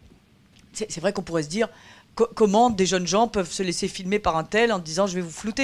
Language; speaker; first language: French; native; French